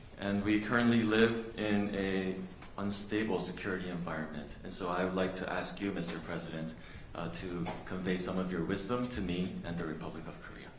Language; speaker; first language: English; non-native, fluent; Korean